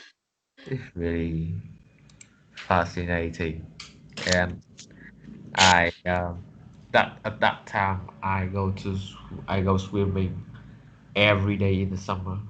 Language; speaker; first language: English; non-native, learner; Vietnamese